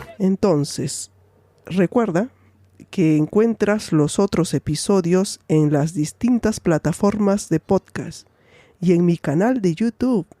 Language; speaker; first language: Spanish; native; Spanish